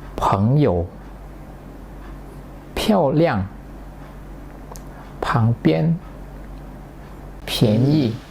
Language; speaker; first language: Chinese; non-native, fluent; Indonesian